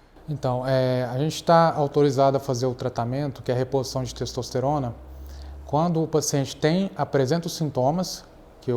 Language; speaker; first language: Portuguese; native; Portuguese